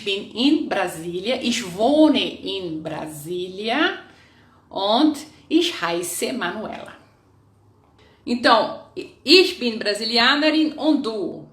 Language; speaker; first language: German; non-native, fluent; Portuguese